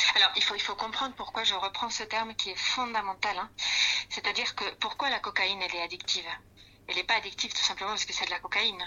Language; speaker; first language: French; non-native, fluent; Spanish